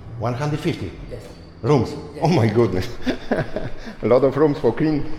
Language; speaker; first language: English; non-native, learner; Polish